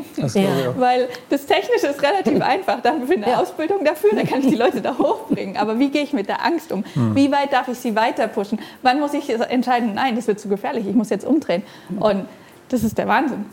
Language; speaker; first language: German; native; German